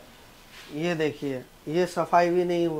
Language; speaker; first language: Hindi; native; Hindi